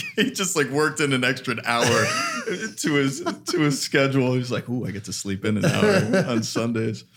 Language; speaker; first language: English; native; English